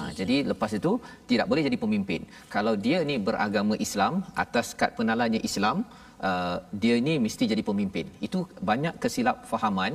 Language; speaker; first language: Malay; native; Malay